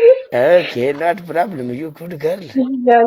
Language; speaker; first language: English; non-native, learner; Punjabi